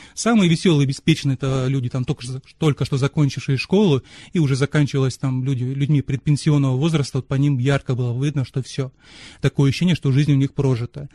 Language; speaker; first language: Russian; native; Russian